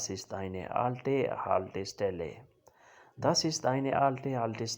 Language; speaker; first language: German; non-native, learner; Urdu